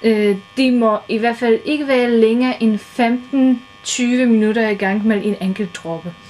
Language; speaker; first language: Danish; non-native, fluent; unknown